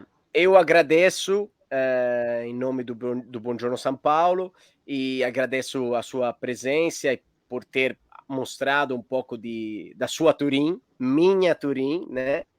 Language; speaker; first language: Portuguese; non-native, fluent; Italian